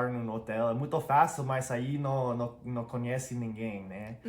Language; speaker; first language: Portuguese; non-native, fluent; English